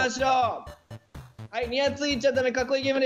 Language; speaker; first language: Japanese; native; Japanese